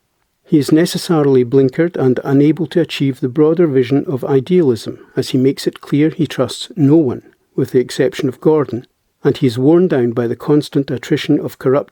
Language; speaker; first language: English; native; English